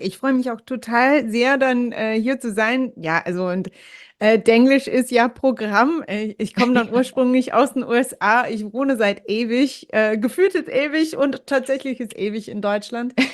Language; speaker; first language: German; non-native, fluent; English